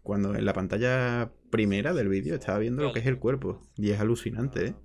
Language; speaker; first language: Spanish; native; Spanish